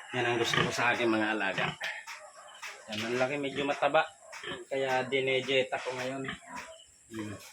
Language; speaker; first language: Filipino; native; Filipino